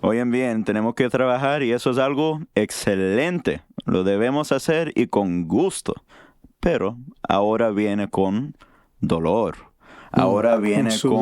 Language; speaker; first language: Spanish; non-native, fluent; English